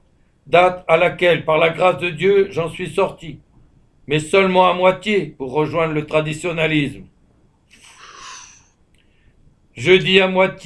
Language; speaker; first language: French; native; French